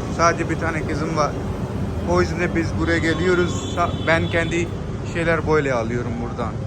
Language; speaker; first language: Turkish; non-native, learner; Urdu